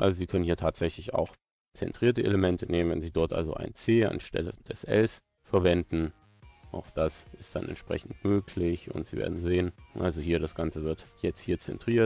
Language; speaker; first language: German; native; German